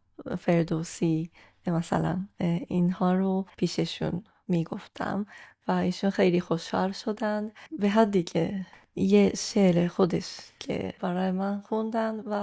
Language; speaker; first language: Persian; non-native, fluent; Japanese